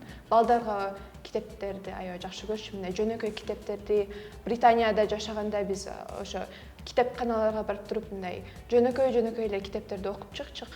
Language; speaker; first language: Kyrgyz; early bilingual, heritage; Kyrgyz